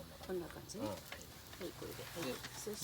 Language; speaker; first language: Japanese; native; Japanese